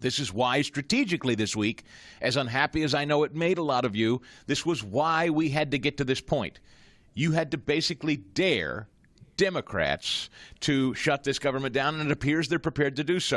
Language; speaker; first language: English; native; English